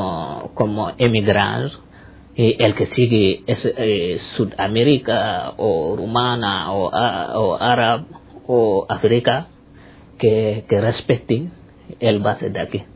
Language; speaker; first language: Catalan; non-native, learner; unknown